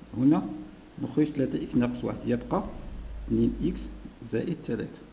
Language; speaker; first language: Arabic; native; Arabic